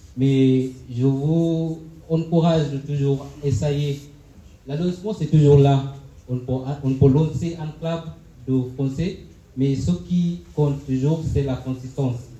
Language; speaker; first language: French; non-native, fluent; Swahili